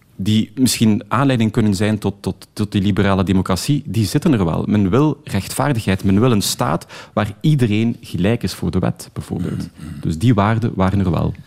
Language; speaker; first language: Dutch; early bilingual, other home language; Arabic